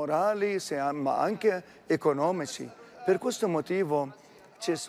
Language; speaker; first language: Italian; non-native, learner; Arabic